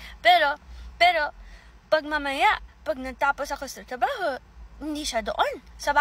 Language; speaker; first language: Filipino; early bilingual, heritage; English